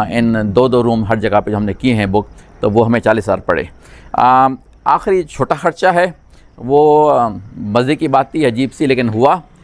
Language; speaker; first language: Urdu; native; Urdu